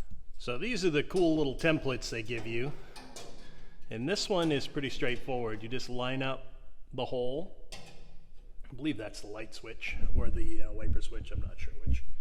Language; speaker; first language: English; native; English